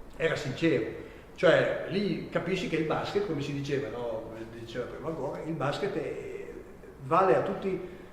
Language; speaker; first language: Italian; native; Italian